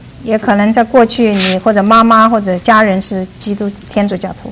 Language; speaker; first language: Chinese; native; Chinese